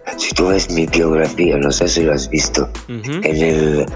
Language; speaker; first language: Spanish; non-native, fluent; Italian